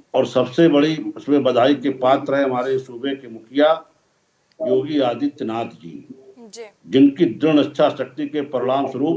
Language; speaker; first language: Hindi; native; Hindi